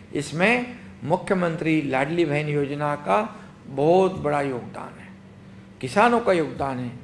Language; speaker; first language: Hindi; non-native, local second language; Marathi